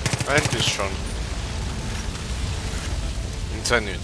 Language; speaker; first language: German; non-native, learner; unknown